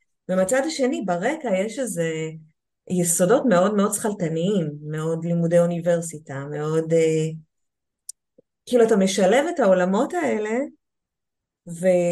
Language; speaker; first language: Hebrew; native; Hebrew